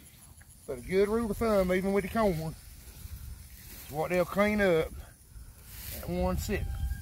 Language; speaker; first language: English; native; English